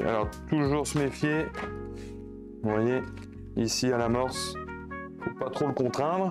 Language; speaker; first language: French; native; French